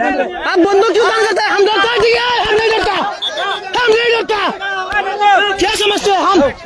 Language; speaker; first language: Hindi; non-native, learner; Bangla